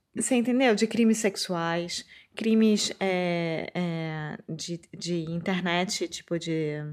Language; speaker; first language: Portuguese; native; Portuguese